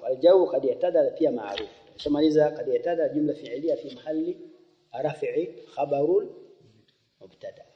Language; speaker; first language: Arabic; non-native, fluent; Swahili